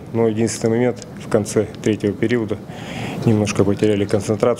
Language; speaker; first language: Russian; native; Russian